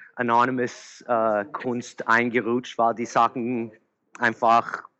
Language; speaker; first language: German; early bilingual, other home language; English